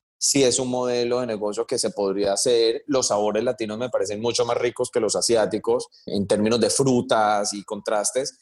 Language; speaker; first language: Spanish; early bilingual, heritage; Spanish